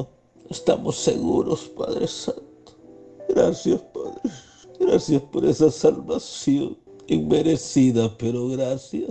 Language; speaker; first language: Spanish; native; Spanish